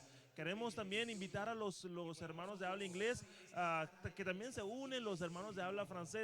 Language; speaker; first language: Spanish; native; Spanish